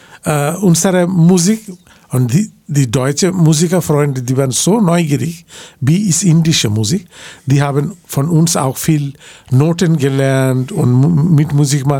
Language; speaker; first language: German; non-native, learner; Bangla